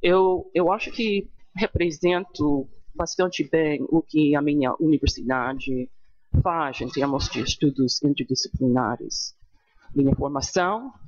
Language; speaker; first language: Portuguese; non-native, fluent; English